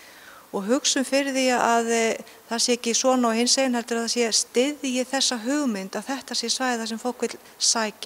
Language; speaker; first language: Icelandic; native; Icelandic